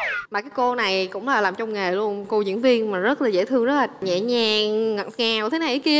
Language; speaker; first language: Vietnamese; native; Vietnamese